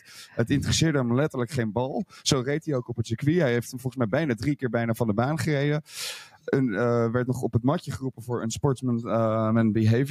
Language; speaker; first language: Dutch; native; Dutch